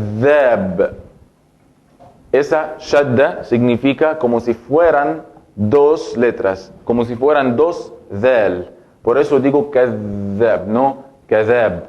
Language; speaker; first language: Spanish; non-native, fluent; Arabic